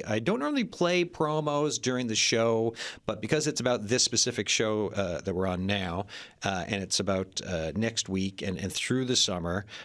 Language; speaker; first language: English; native; English